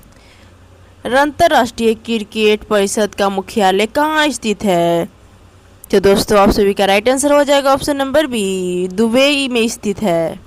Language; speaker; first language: Hindi; native; Hindi